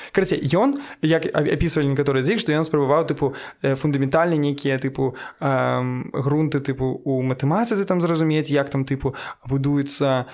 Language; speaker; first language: Belarusian; non-native, local second language; Russian